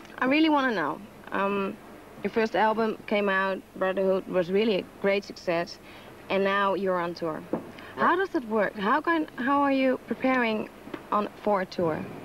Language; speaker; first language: English; non-native, fluent; Dutch